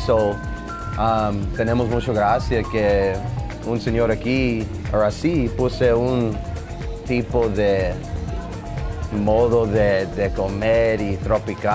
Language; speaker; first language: Spanish; non-native, learner; English